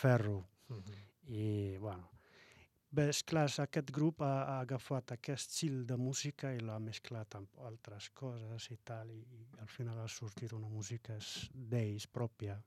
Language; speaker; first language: Catalan; non-native, fluent; Arabic